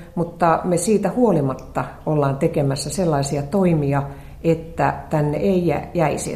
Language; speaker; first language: Finnish; native; Finnish